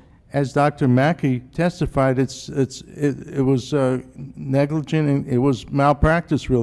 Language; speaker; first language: English; native; English